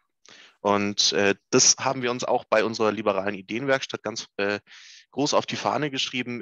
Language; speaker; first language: German; native; German